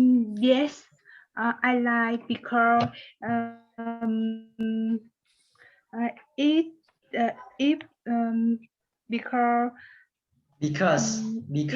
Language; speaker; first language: English; non-native, learner; Vietnamese